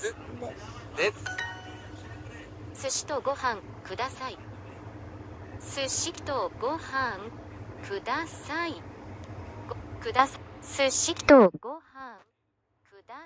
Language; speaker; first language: Japanese; non-native, learner; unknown